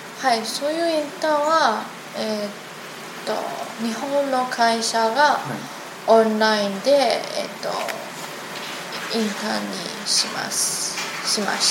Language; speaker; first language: Japanese; non-native, learner; Chinese